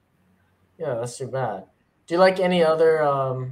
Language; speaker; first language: English; native; English